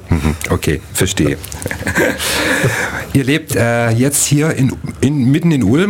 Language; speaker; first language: German; native; German